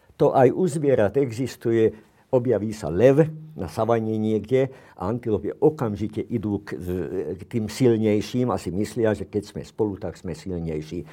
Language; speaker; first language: Slovak; non-native, local second language; Hungarian